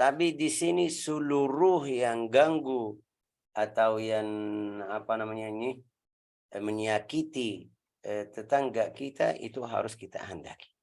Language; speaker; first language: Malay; non-native, learner; Arabic